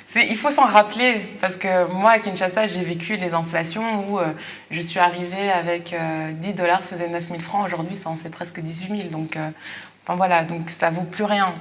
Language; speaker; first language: French; native; French